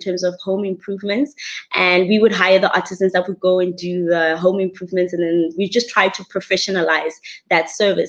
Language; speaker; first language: English; non-native, local second language; Tswana